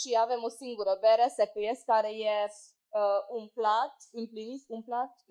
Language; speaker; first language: Romanian; non-native, local second language; Hungarian